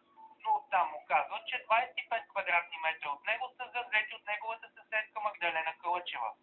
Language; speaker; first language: Bulgarian; native; Bulgarian